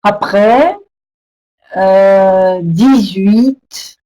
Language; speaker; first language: French; non-native, fluent; Russian